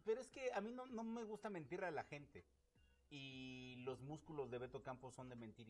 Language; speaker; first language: Spanish; native; Spanish